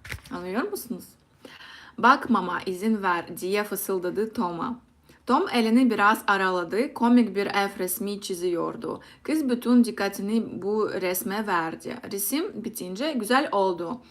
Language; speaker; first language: Turkish; non-native, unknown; Russian